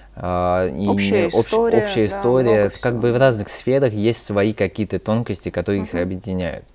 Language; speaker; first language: Russian; early bilingual, other home language; Azerbaijani